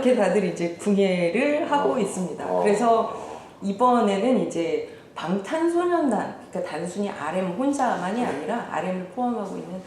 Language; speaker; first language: Korean; native; Korean